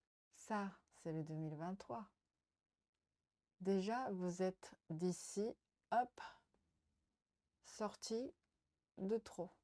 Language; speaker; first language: French; non-native, learner; Japanese